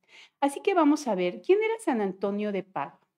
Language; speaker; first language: Spanish; native; Spanish